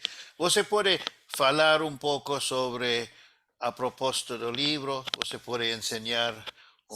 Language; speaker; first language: Portuguese; non-native, fluent; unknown